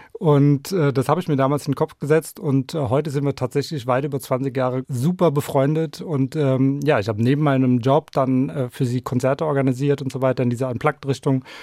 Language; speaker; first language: German; early bilingual, other home language; Norwegian